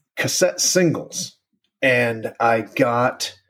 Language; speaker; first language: English; native; English